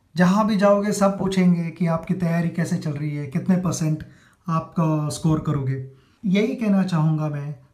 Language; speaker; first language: Hindi; non-native, local second language; Marathi